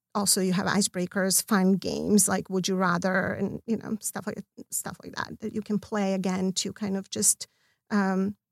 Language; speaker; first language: English; non-native, fluent; Serbian